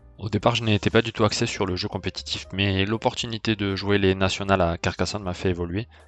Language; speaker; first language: French; native; French